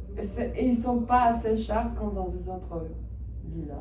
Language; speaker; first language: French; non-native, fluent; Spanish